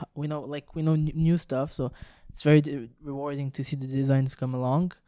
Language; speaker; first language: English; non-native, fluent; French